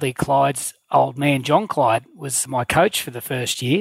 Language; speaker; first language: English; native; English